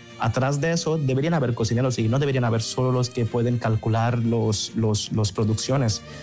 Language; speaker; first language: Spanish; non-native, fluent; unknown